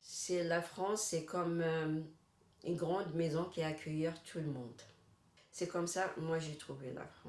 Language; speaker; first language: French; non-native, local second language; Arabic